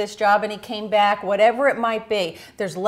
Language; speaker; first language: English; native; English